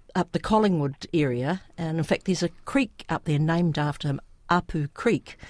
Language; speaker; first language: English; early bilingual, other home language; Sinhala